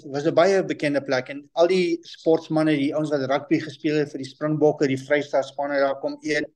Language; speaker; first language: Afrikaans; non-native, local second language; English